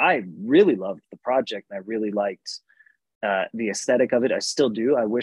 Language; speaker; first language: English; native; English